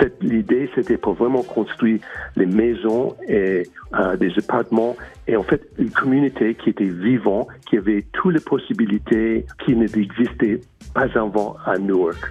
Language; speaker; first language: French; non-native, fluent; English